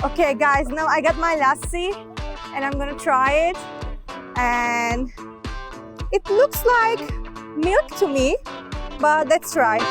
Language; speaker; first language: English; non-native, fluent; Turkish